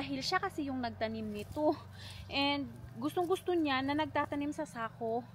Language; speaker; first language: Filipino; non-native, local second language; Cebuano